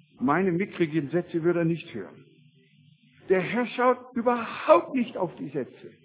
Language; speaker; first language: German; non-native, fluent; English